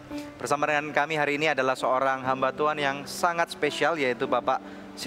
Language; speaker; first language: Indonesian; native; Indonesian